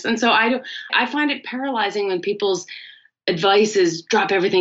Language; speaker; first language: English; native; English